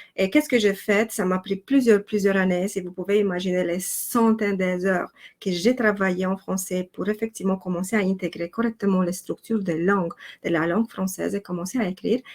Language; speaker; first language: French; non-native, fluent; Romanian